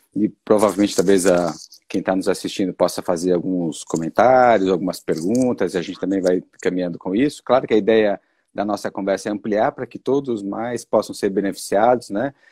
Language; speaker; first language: Portuguese; native; Portuguese